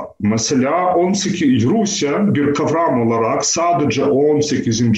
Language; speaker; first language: Turkish; non-native, fluent; Ukrainian